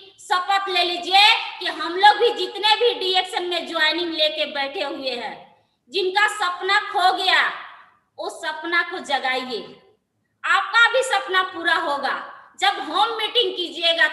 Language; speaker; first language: Hindi; non-native, local second language; Bhojpuri